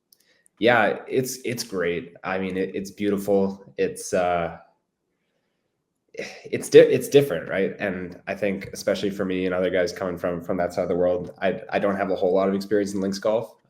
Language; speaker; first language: English; native; English